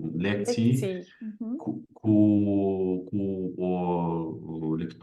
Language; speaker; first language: Romanian; non-native, learner; Ukrainian